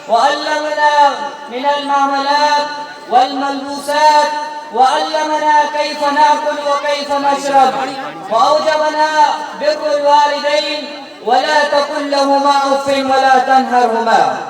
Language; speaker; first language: Arabic; non-native, learner; Urdu